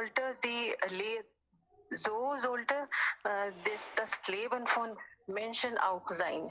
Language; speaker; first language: German; non-native, learner; Hindi